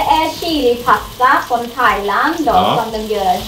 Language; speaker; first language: Swedish; non-native, learner; Thai